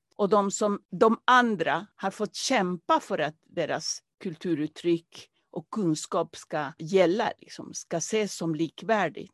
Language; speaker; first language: Swedish; non-native, fluent; Spanish